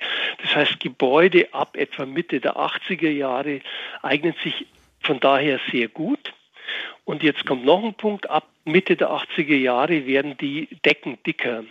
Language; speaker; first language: German; native; German